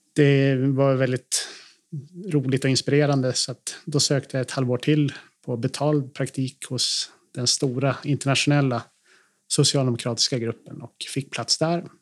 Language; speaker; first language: Swedish; native; Swedish